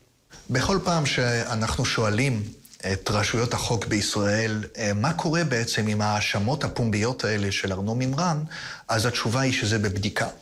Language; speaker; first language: Hebrew; native; Hebrew